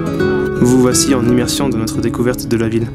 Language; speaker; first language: French; native; French